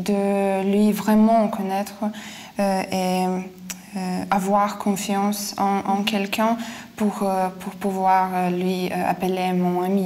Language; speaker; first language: French; non-native, fluent; Lithuanian